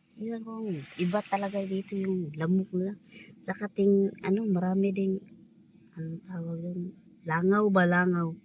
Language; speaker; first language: Filipino; non-native, local second language; Cebuano